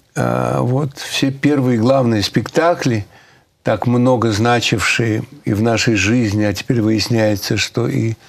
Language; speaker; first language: Russian; native; Russian